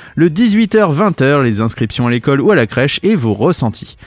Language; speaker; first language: French; native; French